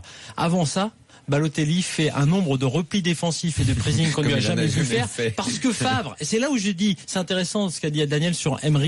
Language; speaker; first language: French; native; French